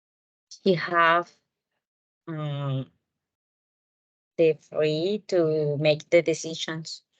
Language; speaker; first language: English; non-native, learner; Spanish